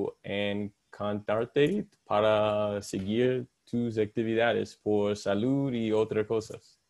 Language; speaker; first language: Spanish; non-native, learner; English